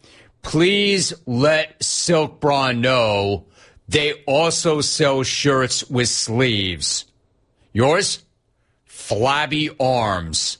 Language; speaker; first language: English; native; English